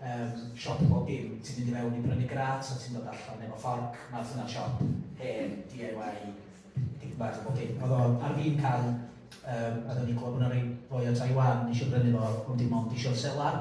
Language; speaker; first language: Welsh; native; Welsh